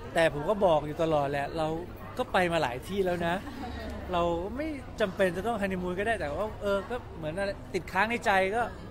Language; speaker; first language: Thai; native; Thai